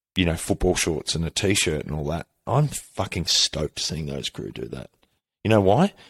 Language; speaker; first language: English; native; English